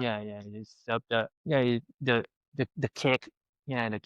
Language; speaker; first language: English; non-native, learner; Thai